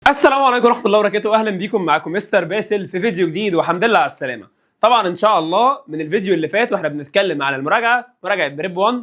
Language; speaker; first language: Arabic; native; Arabic